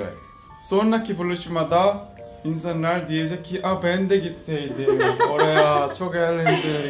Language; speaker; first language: Turkish; non-native, learner; Korean